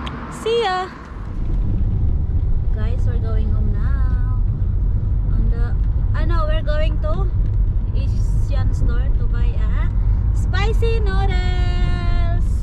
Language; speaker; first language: English; non-native, local second language; Cebuano